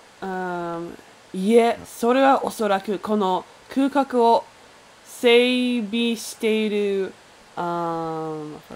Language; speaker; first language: Japanese; non-native, learner; English